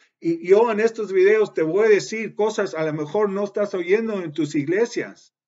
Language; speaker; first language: Spanish; early bilingual, heritage; Spanish